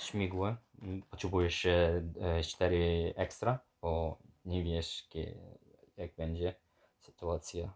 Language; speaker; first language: Polish; non-native, learner; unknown